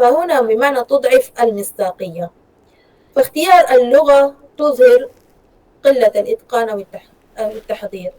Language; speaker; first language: Arabic; non-native, fluent; Malay